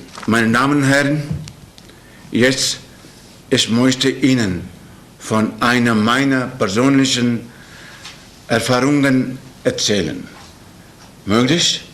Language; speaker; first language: German; non-native, learner; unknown